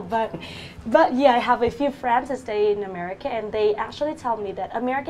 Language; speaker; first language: English; non-native, fluent; Vietnamese